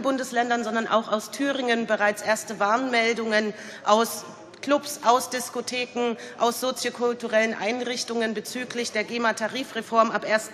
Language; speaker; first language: German; native; German